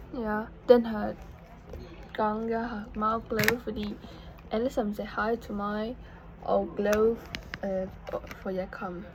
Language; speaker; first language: Danish; non-native, learner; Vietnamese